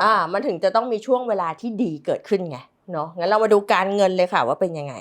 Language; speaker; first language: Thai; native; Thai